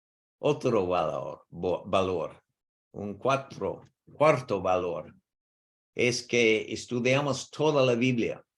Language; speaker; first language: Spanish; non-native, learner; English